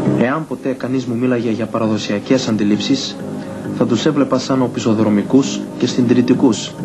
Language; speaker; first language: Greek; early bilingual, heritage; Greek